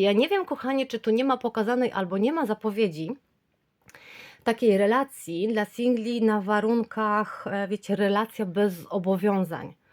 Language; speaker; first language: Polish; native; Polish